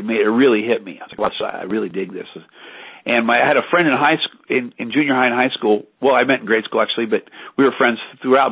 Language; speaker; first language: English; native; English